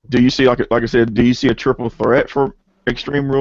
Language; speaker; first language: English; native; English